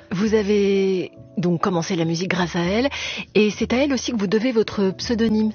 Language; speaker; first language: French; native; French